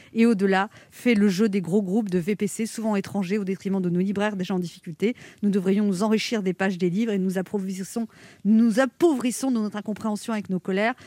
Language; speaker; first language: French; native; French